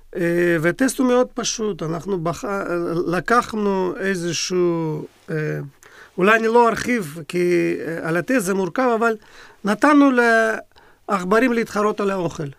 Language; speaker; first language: Hebrew; non-native, fluent; Russian